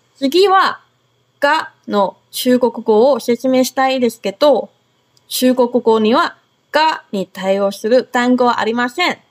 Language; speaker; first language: Japanese; non-native, fluent; Chinese